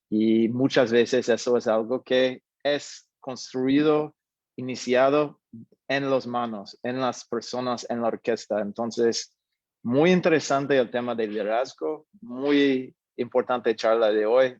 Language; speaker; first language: Spanish; non-native, fluent; English